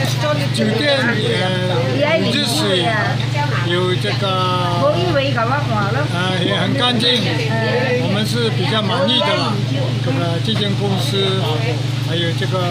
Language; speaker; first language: Chinese; non-native, local second language; Cantonese